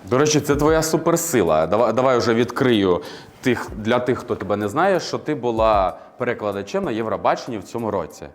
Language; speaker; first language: Ukrainian; native; Ukrainian